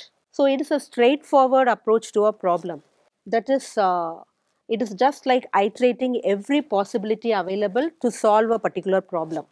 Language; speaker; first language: English; non-native, local second language; Tamil